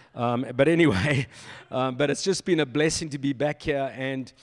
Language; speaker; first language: English; native; English